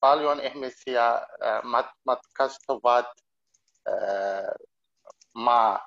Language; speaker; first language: Finnish; non-native, learner; Arabic